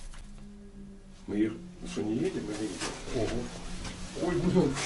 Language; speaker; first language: Russian; native; Russian